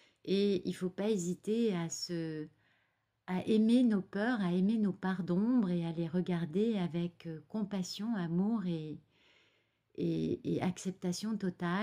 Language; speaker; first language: French; native; French